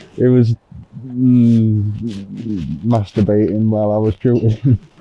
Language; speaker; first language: English; native; English